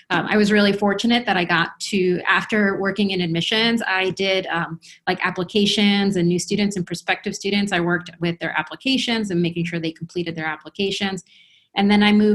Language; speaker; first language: English; early bilingual, other home language; Spanish